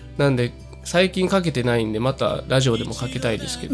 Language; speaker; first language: Japanese; native; Japanese